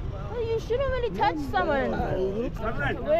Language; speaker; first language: English; non-native, fluent; Korean